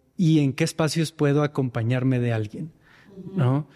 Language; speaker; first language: Spanish; native; Spanish